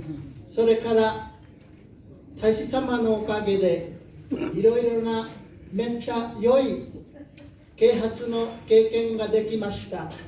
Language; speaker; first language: Japanese; non-native, learner; Samoan